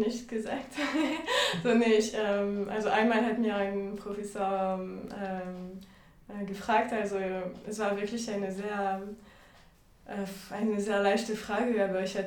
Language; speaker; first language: German; non-native, fluent; French